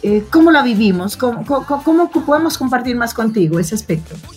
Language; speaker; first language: Spanish; native; Spanish